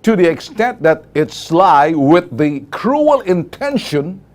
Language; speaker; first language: English; non-native, local second language; Filipino